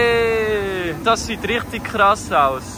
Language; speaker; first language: German; native; German